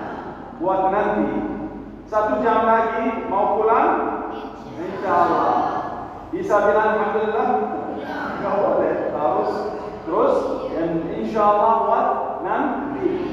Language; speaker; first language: Indonesian; non-native, learner; Arabic